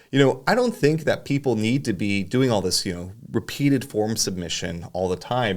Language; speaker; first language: English; native; English